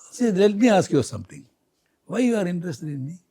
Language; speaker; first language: English; non-native, local second language; Malayalam